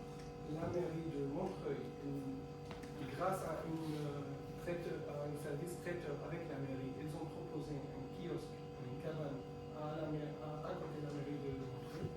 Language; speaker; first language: French; non-native, fluent; Arabic